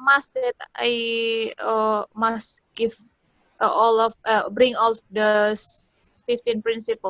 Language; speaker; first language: English; non-native, learner; Indonesian